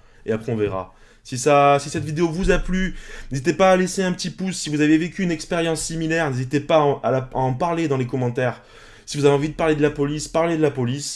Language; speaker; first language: French; native; French